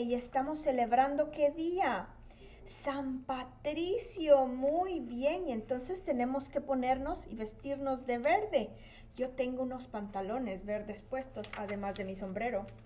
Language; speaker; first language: Spanish; native; Spanish